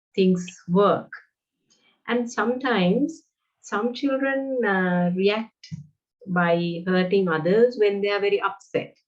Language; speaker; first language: English; non-native, local second language; Sinhala